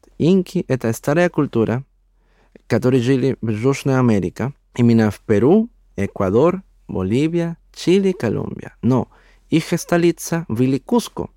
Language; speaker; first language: Russian; non-native, learner; Spanish